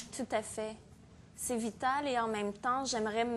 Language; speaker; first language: French; native; French